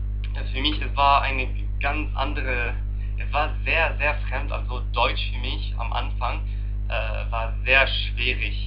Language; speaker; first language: German; non-native, learner; Arabic